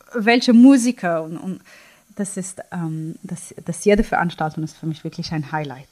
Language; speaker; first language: German; non-native, fluent; Hebrew